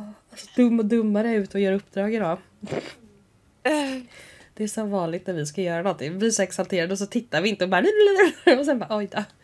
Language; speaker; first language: Swedish; native; Swedish